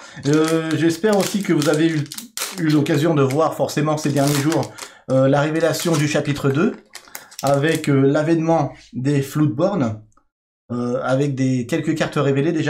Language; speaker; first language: French; native; French